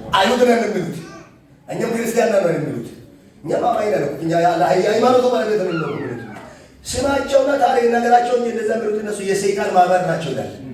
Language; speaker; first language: Amharic; non-native, local second language; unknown